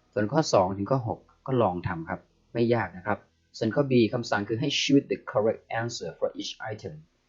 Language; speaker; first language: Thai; native; Thai